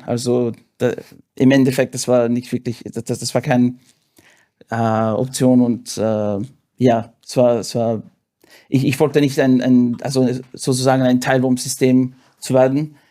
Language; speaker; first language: German; non-native, fluent; English